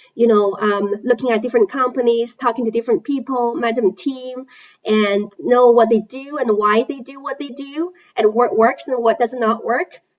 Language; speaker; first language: English; non-native, fluent; Chinese